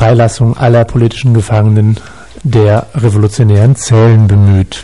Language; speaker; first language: German; native; German